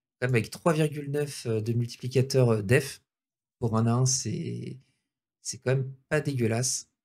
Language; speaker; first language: French; native; French